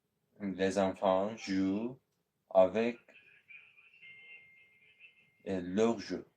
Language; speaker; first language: French; non-native, learner; Azerbaijani